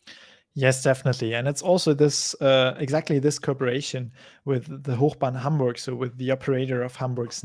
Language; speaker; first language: English; non-native, fluent; German